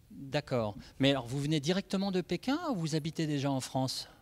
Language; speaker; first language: French; native; French